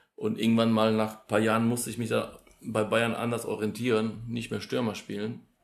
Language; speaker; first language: German; early bilingual, other home language; Polish